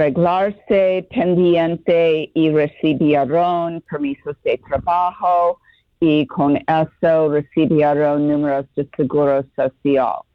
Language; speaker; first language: Spanish; non-native, learner; English